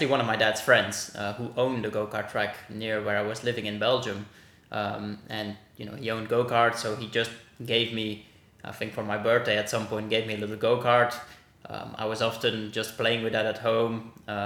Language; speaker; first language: English; non-native, fluent; Dutch